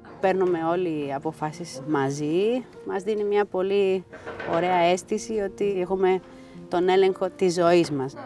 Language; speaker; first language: Greek; non-native, fluent; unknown